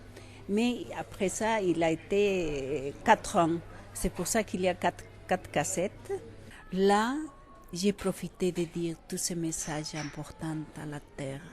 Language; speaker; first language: French; non-native, fluent; Quechua